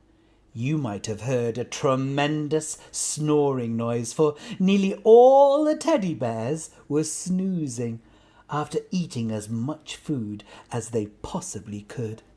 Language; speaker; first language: English; native; English